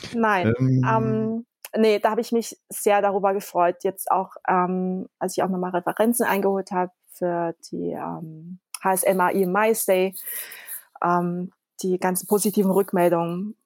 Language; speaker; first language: German; early bilingual, other home language; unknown